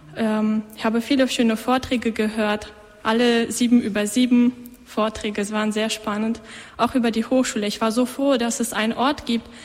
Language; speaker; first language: German; native; German